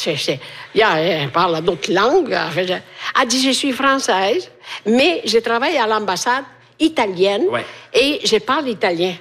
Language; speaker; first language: French; non-native, fluent; Italian